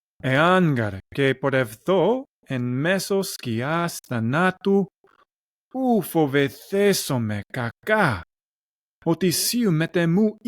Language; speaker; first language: Greek; non-native, learner; English